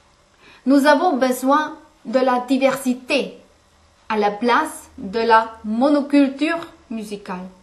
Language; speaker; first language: French; non-native, fluent; German